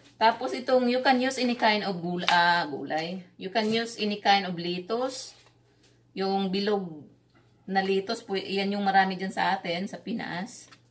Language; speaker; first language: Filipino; non-native, local second language; Cebuano